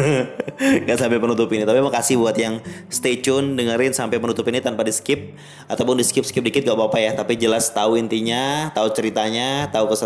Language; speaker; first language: Indonesian; native; Indonesian